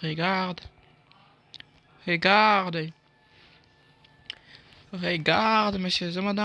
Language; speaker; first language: French; non-native, learner; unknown